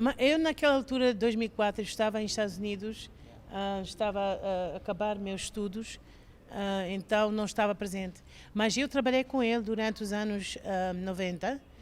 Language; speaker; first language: Portuguese; non-native, fluent; English